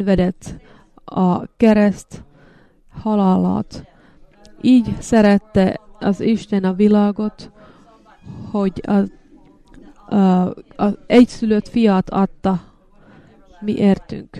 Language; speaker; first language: Hungarian; non-native, learner; Finnish